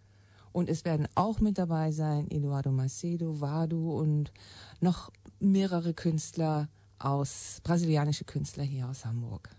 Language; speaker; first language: German; native; German